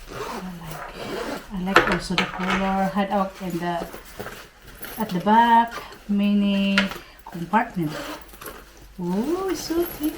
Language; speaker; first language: English; non-native, learner; Cebuano